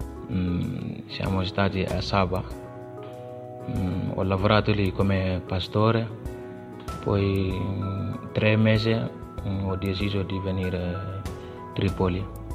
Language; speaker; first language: Italian; non-native, learner; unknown